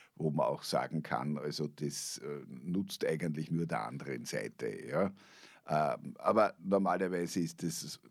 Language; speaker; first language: German; native; German